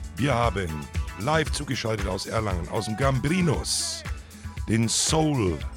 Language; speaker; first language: German; native; German